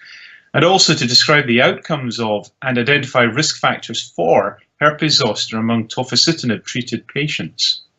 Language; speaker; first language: English; native; English